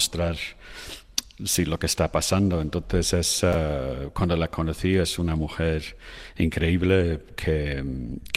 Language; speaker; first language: Spanish; non-native, fluent; French